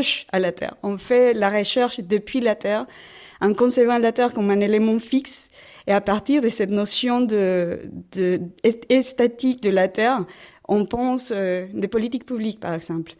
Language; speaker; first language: French; non-native, fluent; Spanish